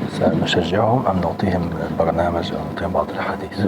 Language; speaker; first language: Arabic; native; Arabic